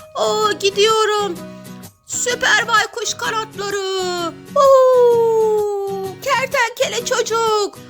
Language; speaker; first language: Turkish; native; Turkish